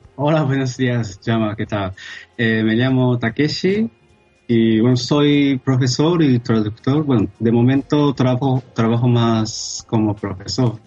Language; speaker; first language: Spanish; non-native, learner; Japanese